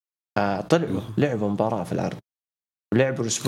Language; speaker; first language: Arabic; native; Arabic